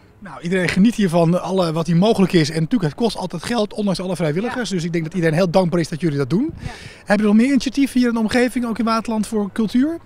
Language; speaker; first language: Dutch; native; Dutch